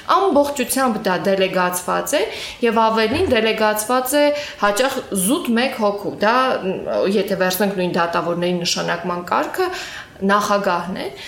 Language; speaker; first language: Armenian; native; Armenian